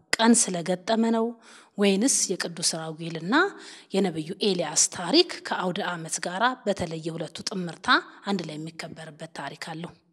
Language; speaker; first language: Amharic; native; Amharic